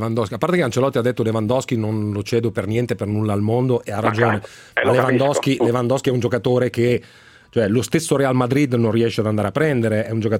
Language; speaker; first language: Italian; native; Italian